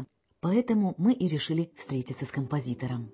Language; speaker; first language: Russian; native; Russian